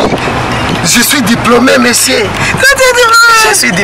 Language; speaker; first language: French; non-native, learner; Rundi